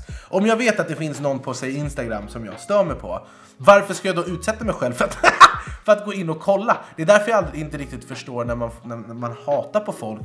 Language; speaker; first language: Swedish; native; Swedish